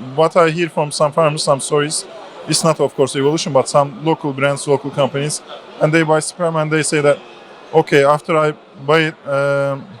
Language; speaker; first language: English; non-native, fluent; Turkish